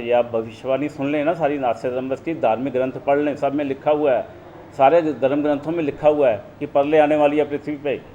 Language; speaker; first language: Hindi; non-native, local second language; Punjabi